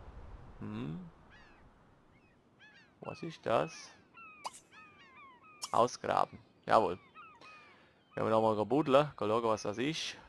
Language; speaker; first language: German; native; German